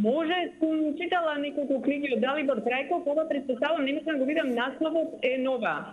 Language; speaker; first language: Macedonian; native; Macedonian